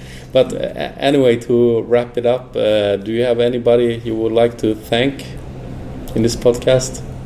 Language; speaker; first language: English; non-native, fluent; Swedish